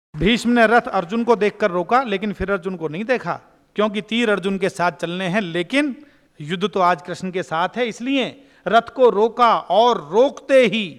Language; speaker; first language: Hindi; native; Hindi